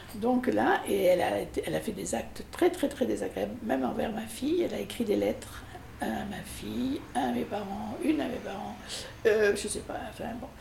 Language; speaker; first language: French; native; French